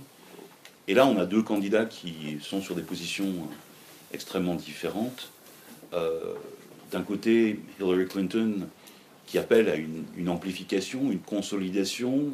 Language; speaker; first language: French; native; French